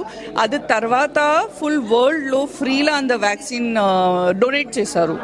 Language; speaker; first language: Telugu; non-native, learner; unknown